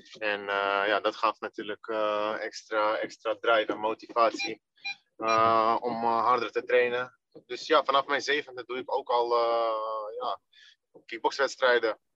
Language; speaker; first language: Dutch; early bilingual, other home language; Russian